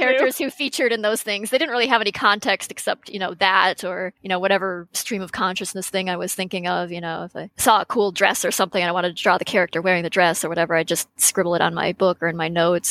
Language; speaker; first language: English; native; English